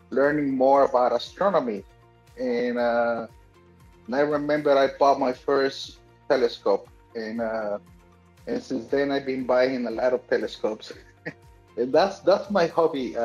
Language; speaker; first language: English; native; English